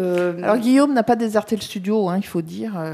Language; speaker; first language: French; native; French